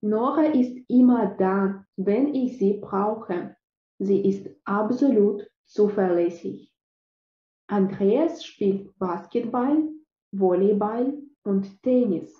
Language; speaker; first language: German; non-native, fluent; Russian